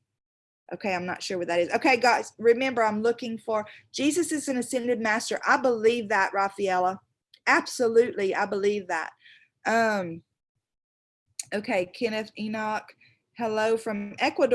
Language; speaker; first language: English; native; English